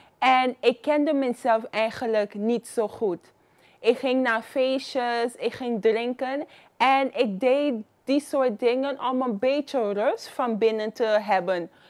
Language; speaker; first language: Dutch; non-native, fluent; Papiamento